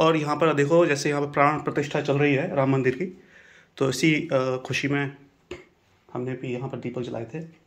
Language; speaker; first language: Hindi; native; Hindi